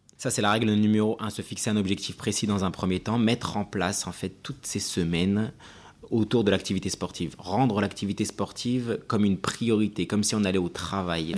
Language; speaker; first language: French; early bilingual, other home language; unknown